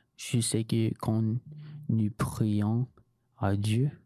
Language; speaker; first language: French; non-native, fluent; English